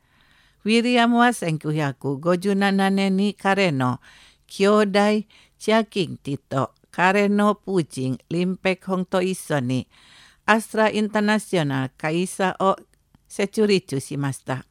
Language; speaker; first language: Japanese; non-native, fluent; Indonesian